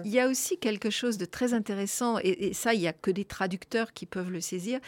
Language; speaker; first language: French; native; French